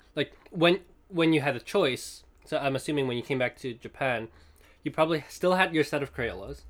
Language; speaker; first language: English; non-native, local second language; Cantonese